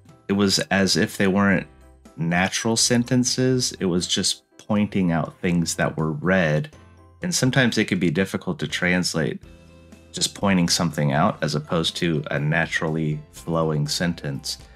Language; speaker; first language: English; native; English